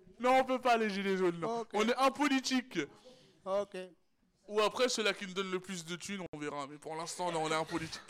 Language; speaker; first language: French; native; French